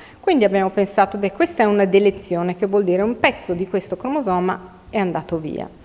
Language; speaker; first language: Italian; native; Italian